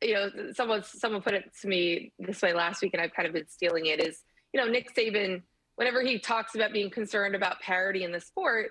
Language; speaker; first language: English; native; English